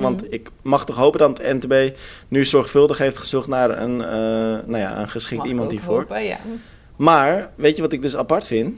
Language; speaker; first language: Dutch; native; Dutch